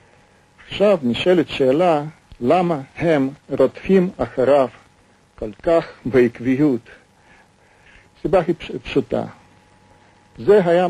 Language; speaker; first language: Hebrew; non-native, fluent; Russian